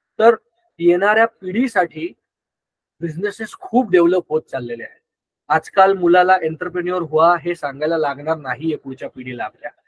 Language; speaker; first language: Marathi; non-native, local second language; Gujarati